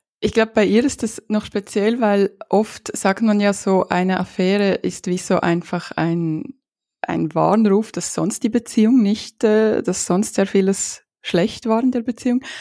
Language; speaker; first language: German; native; German